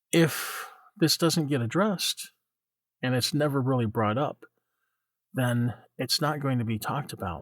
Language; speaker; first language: English; native; English